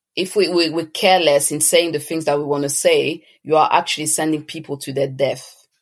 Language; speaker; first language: English; early bilingual, other home language; French